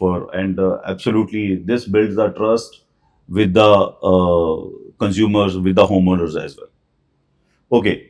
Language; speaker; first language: English; non-native, local second language; Hindi